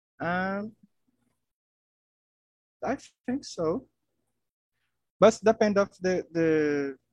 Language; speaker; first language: English; non-native, learner; Portuguese